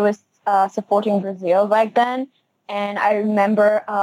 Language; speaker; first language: English; non-native, local second language; Khowar